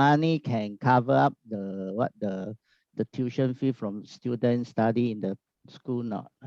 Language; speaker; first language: English; non-native, learner; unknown